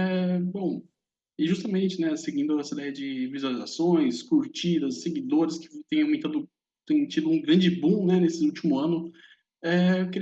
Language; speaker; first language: Portuguese; native; Portuguese